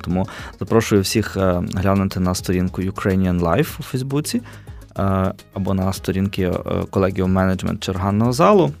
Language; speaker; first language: Ukrainian; native; Ukrainian